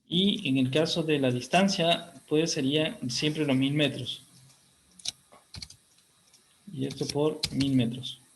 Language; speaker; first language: Spanish; native; Spanish